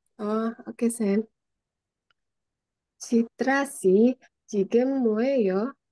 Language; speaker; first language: Korean; non-native, learner; Indonesian